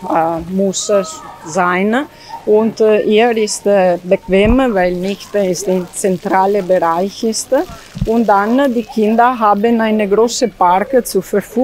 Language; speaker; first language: German; non-native, learner; Italian